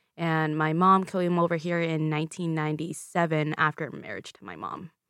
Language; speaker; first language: English; early bilingual, other home language; Vietnamese